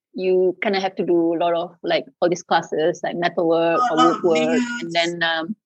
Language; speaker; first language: English; non-native, local second language; Malay